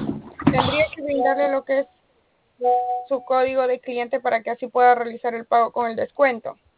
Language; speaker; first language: Spanish; native; Spanish